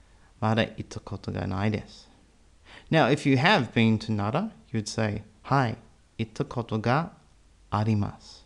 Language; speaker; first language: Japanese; non-native, fluent; English